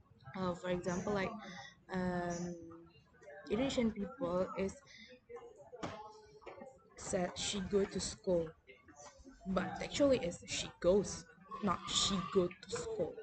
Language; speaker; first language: English; non-native, learner; Indonesian